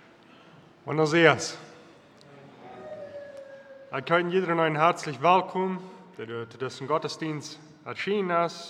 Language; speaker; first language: German; non-native, local second language; Plautdietsch